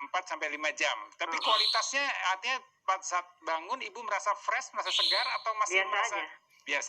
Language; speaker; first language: Indonesian; native; Indonesian